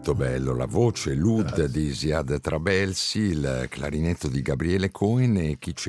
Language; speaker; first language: Italian; native; Italian